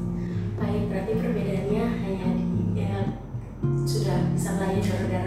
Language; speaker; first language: Indonesian; native; Indonesian